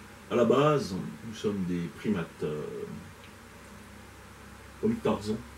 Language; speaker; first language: French; native; French